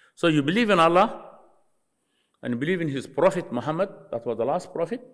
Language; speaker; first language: English; non-native, fluent; Arabic